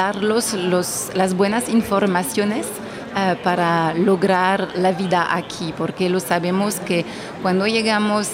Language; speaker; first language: Spanish; non-native, fluent; French